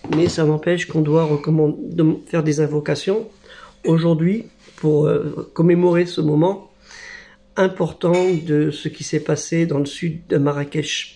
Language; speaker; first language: French; native; French